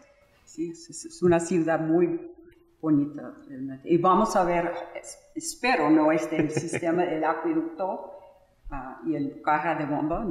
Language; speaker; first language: Spanish; non-native, fluent; English